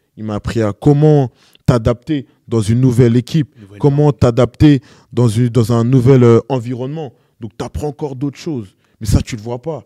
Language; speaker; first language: French; native; French